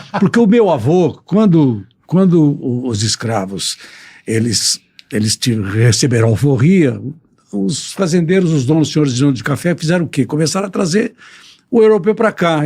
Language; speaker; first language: Portuguese; early bilingual, other home language; Italian